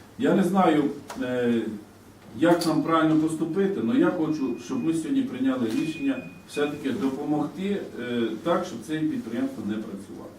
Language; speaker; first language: Ukrainian; native; Ukrainian